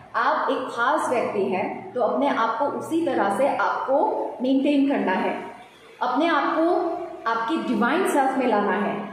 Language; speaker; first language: Hindi; non-native, local second language; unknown